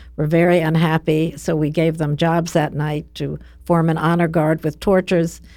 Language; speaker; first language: English; native; English